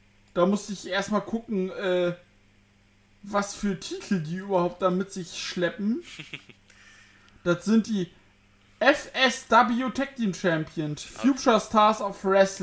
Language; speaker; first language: German; native; German